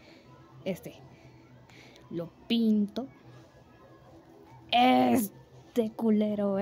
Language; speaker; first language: Spanish; native; Spanish